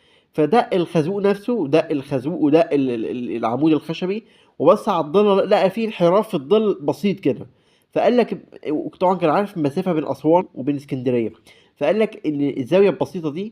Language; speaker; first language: Arabic; native; Arabic